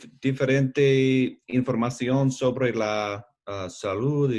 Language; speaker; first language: Spanish; non-native, learner; English